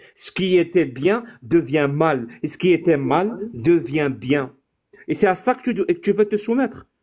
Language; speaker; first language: French; non-native, local second language; Arabic